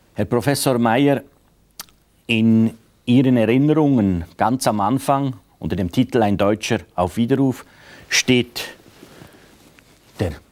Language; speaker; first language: German; native; German